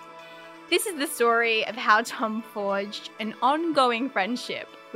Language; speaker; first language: English; native; English